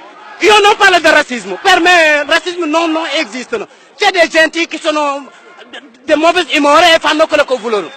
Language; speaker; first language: Italian; non-native, fluent; Wolof